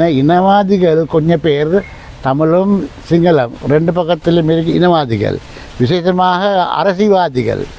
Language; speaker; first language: Tamil; non-native, local second language; Sinhala